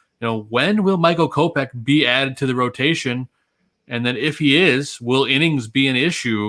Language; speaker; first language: English; native; English